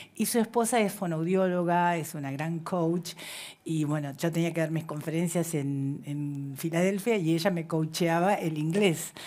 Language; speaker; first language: Spanish; native; Spanish